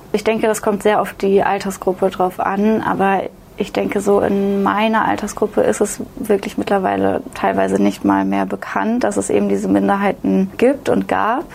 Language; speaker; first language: German; native; German